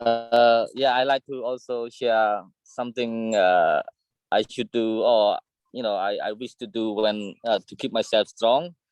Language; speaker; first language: English; non-native, learner; Khmer